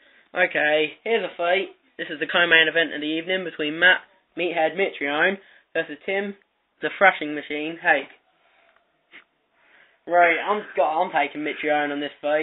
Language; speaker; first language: English; native; English